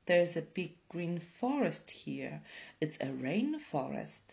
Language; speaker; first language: English; non-native, fluent; Polish